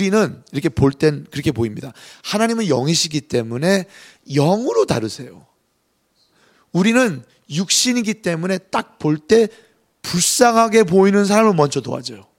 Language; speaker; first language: Korean; native; Korean